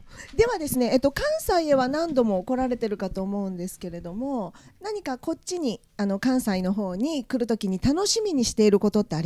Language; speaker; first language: Japanese; native; Japanese